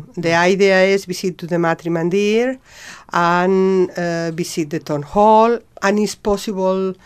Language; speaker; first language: English; non-native, learner; Spanish